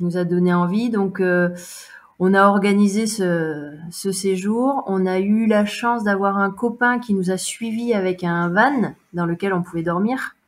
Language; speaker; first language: French; native; French